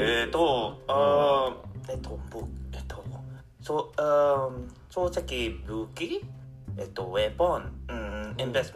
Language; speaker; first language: Japanese; non-native, learner; English